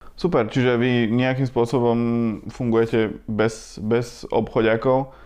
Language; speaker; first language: Slovak; native; Slovak